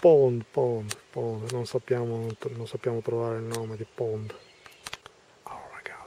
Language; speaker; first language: Italian; early bilingual, other home language; Albanian